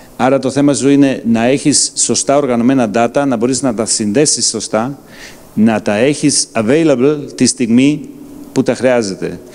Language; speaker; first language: Greek; non-native, fluent; German